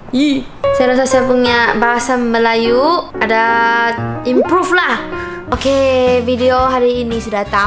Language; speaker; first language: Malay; non-native, local second language; Chinese